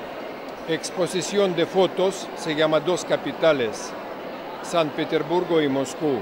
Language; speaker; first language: Spanish; non-native, fluent; Russian